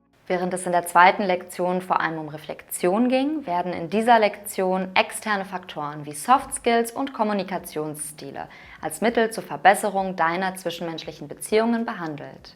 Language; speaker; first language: German; native; German